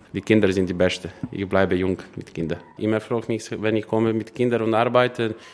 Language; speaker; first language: German; non-native, learner; Slovenian